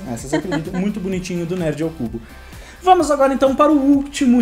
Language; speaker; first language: Portuguese; native; Portuguese